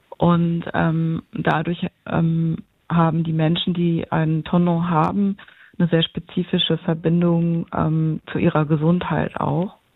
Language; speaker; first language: German; early bilingual, other home language; Arabic